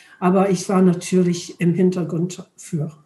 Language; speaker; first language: German; non-native, learner; English